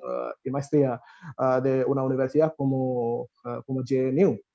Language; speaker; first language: Spanish; non-native, fluent; Bangla